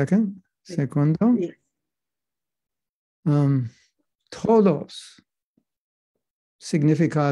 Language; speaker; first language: Spanish; non-native, learner; English